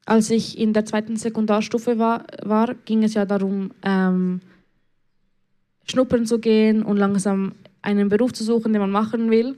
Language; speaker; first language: German; early bilingual, other home language; Spanish